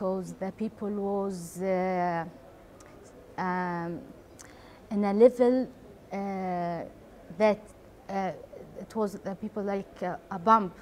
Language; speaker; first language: English; non-native, learner; Arabic